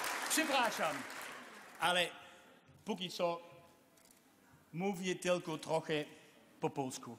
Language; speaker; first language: Polish; non-native, learner; Dutch